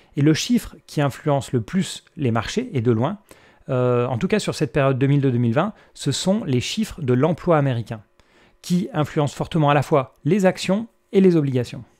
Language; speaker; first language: French; native; French